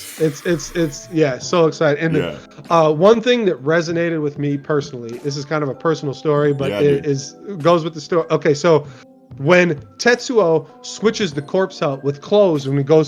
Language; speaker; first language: English; native; English